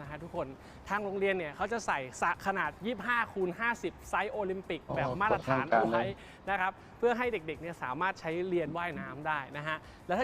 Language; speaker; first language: Thai; native; Thai